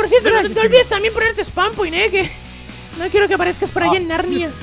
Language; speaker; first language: Spanish; native; Spanish